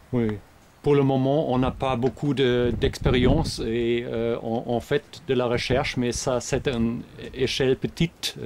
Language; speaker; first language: French; non-native, fluent; German